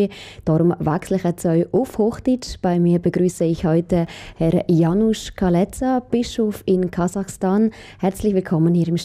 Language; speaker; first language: German; native; German